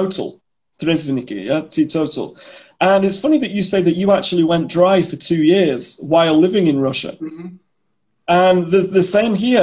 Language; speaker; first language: English; native; English